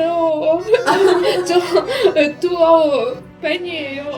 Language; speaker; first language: Korean; non-native, learner; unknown